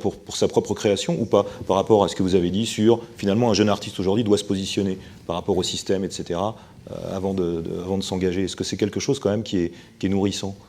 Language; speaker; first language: French; native; French